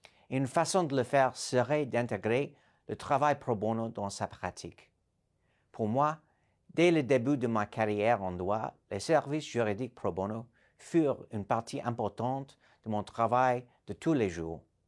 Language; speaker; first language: French; non-native, fluent; English